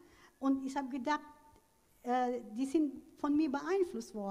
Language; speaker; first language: German; non-native, fluent; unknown